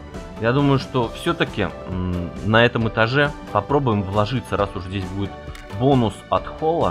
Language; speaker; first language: Russian; native; Russian